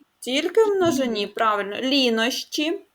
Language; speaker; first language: Ukrainian; native; Ukrainian